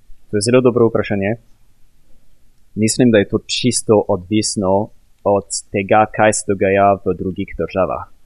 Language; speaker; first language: Slovenian; non-native, fluent; French